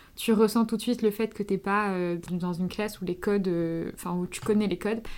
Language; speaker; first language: French; native; French